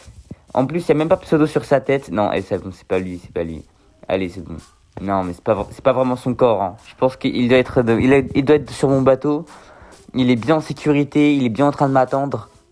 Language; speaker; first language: French; native; French